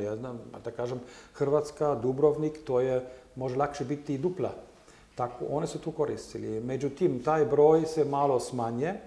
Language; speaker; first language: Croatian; non-native, learner; German